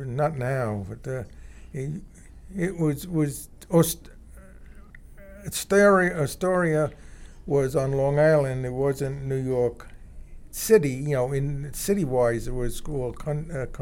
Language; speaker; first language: English; native; English